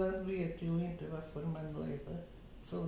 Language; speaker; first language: Swedish; non-native, fluent; Portuguese